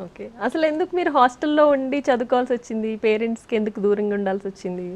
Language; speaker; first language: Telugu; native; Telugu